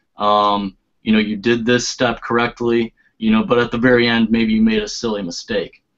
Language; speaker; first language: English; native; English